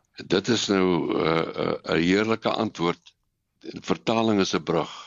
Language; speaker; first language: Afrikaans; native; Afrikaans